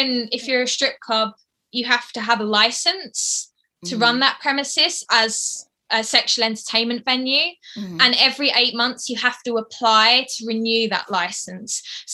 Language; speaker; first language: English; native; English